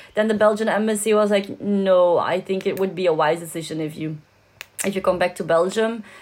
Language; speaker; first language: English; non-native, fluent; Dutch